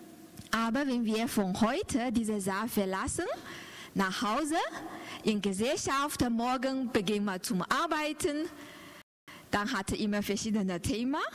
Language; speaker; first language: German; non-native, learner; Chinese